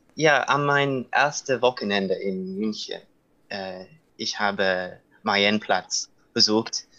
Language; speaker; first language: German; non-native, learner; English